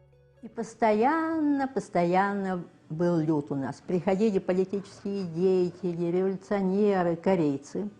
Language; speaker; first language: Russian; native; Russian